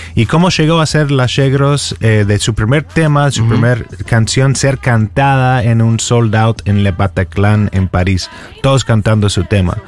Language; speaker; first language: Spanish; non-native, fluent; English